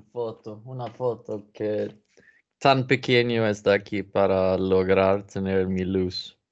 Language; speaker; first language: Spanish; non-native, learner; Swedish